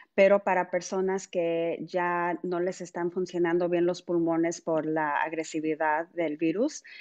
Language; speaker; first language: Spanish; early bilingual, heritage; Spanish